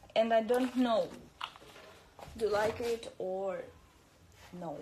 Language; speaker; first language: English; non-native, learner; Russian